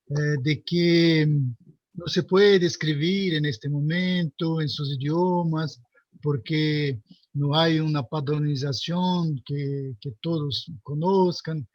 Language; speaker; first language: Spanish; non-native, fluent; Portuguese